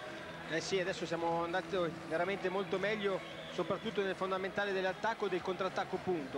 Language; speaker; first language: Italian; native; Italian